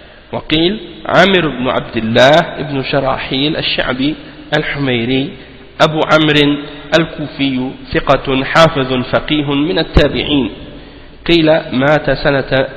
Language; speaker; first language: Arabic; non-native, fluent; French